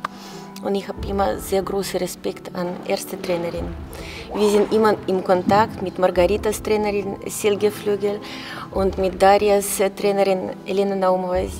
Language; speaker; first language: German; non-native, fluent; Russian